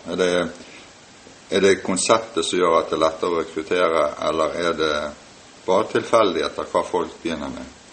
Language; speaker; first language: Norwegian; native; Norwegian